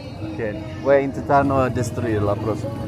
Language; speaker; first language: Spanish; non-native, fluent; Swedish